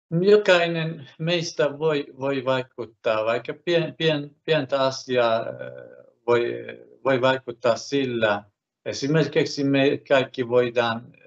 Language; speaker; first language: Finnish; non-native, fluent; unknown